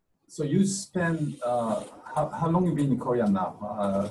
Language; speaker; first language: English; non-native, fluent; Korean